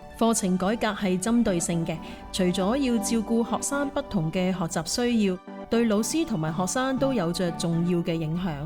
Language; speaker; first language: Cantonese; native; Cantonese